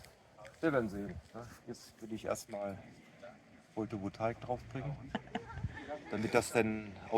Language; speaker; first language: German; native; German